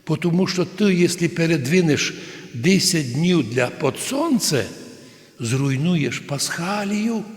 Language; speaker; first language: Ukrainian; native; Ukrainian